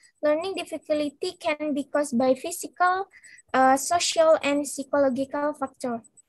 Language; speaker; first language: English; non-native, learner; Indonesian